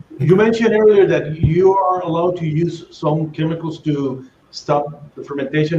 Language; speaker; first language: English; non-native, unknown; Spanish